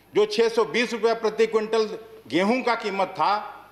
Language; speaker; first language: Hindi; native; Hindi